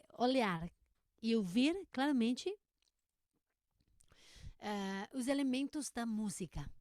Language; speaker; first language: Portuguese; non-native, learner; Spanish